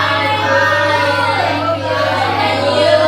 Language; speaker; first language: English; non-native, learner; Indonesian